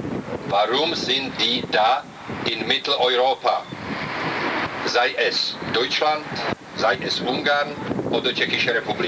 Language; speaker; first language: German; non-native, learner; Czech